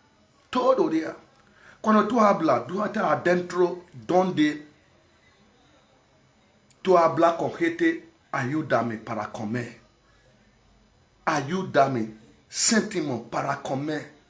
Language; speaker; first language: Spanish; non-native, learner; Bini